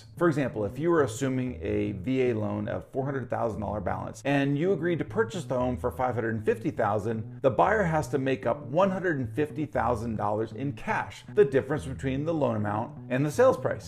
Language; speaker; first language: English; native; English